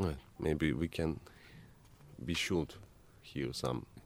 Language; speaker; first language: English; non-native, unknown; Turkish